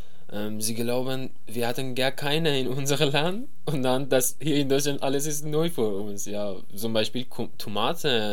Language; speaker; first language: German; non-native, learner; Persian